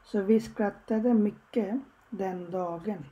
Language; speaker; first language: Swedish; non-native, fluent; Bangla